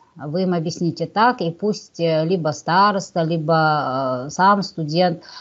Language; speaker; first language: Russian; non-native, local second language; Kazakh